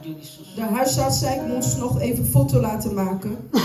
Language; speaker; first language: Dutch; non-native, fluent; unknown